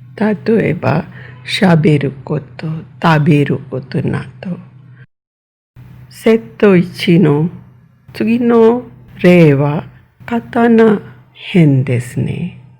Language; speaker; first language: Japanese; non-native, fluent; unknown